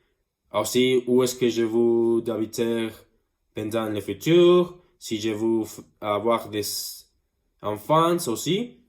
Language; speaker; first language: French; non-native, learner; Spanish